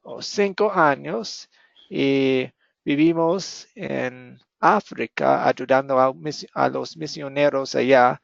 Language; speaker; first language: Spanish; non-native, fluent; English